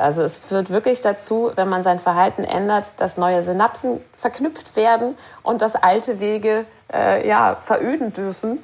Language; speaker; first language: German; native; German